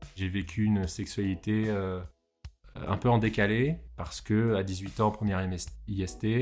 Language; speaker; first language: French; native; French